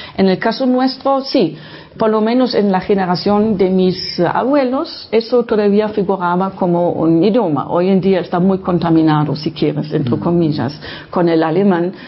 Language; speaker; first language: Spanish; non-native, fluent; Low German